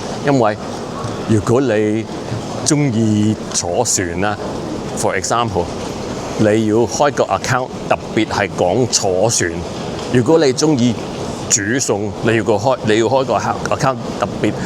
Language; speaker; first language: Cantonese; early bilingual, heritage; Cantonese